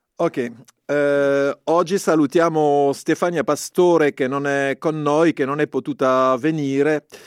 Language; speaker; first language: Italian; non-native, fluent; Spanish